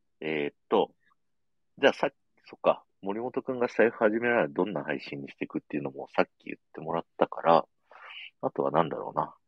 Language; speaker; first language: Japanese; native; Japanese